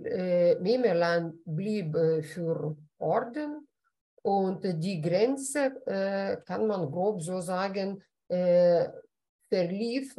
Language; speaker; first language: German; non-native, fluent; Lithuanian